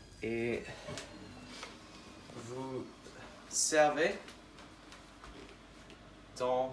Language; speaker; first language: French; non-native, learner; English